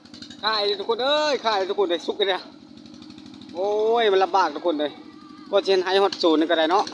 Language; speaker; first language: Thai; non-native, local second language; Lao